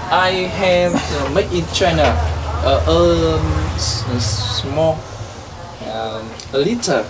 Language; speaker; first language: English; non-native, learner; Vietnamese